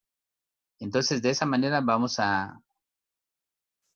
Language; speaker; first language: Spanish; native; Spanish